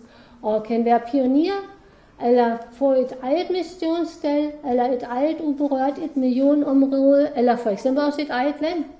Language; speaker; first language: Danish; non-native, fluent; German